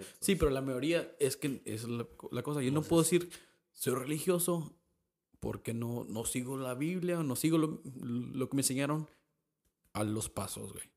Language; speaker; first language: Spanish; early bilingual, heritage; Spanish